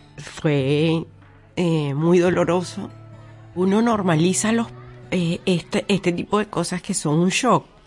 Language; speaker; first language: Spanish; native; Spanish